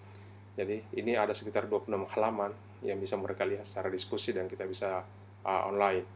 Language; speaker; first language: Indonesian; native; Indonesian